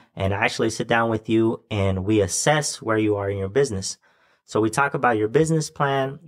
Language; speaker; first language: English; native; English